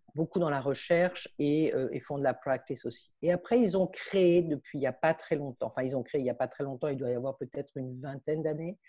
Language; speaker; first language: French; early bilingual, heritage; Spanish